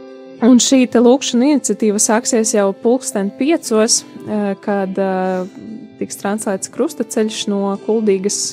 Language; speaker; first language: Latvian; native; Latvian